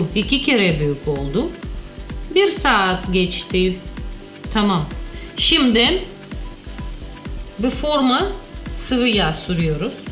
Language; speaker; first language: Turkish; non-native, learner; Russian